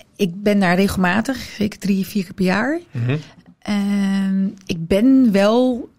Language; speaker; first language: Dutch; early bilingual, other home language; Arabic